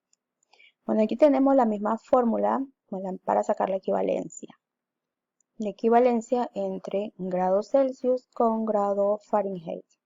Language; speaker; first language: Spanish; native; Spanish